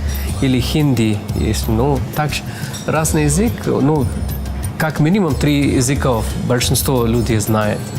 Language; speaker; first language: Russian; non-native, fluent; Tamil